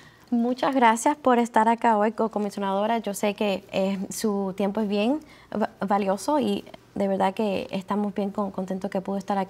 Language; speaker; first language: Spanish; early bilingual, heritage; Spanish